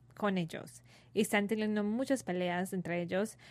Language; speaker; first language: Spanish; early bilingual, heritage; Spanish